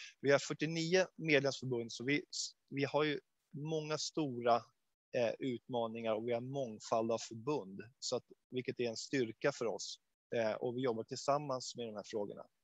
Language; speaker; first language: Swedish; native; Swedish